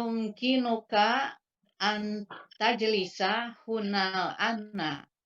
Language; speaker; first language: Arabic; non-native, learner; Indonesian